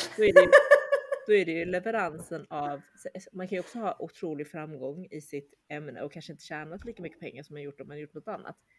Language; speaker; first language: Swedish; early bilingual, other home language; Chinese